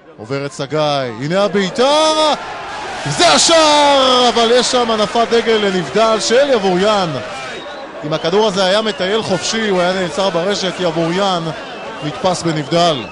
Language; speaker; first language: Hebrew; native; Hebrew